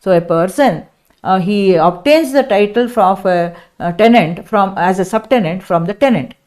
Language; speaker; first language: English; non-native, local second language; Kannada